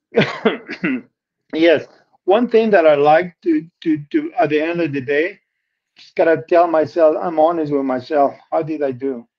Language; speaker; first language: English; non-native, fluent; Spanish